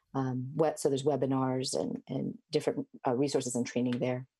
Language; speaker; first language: English; native; English